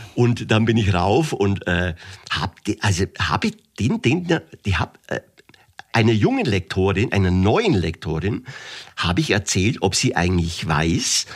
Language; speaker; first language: German; native; German